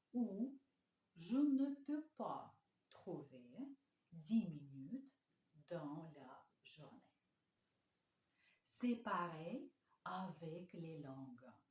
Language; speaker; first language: French; non-native, fluent; Russian